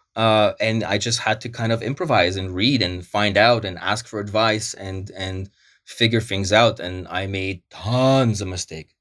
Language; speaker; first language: English; early bilingual, other home language; Polish